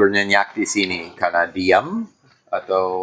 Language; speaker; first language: Indonesian; non-native, fluent; English